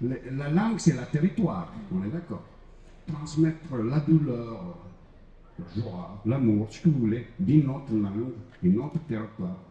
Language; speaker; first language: French; non-native, fluent; Croatian